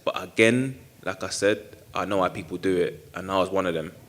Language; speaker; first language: English; native; English